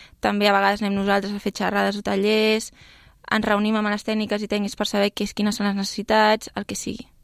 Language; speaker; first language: Catalan; native; Catalan